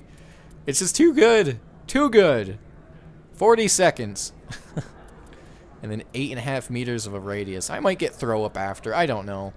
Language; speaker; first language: English; native; English